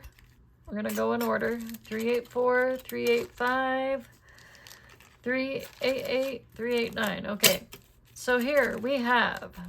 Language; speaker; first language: English; native; English